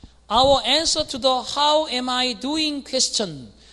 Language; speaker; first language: English; non-native, fluent; Korean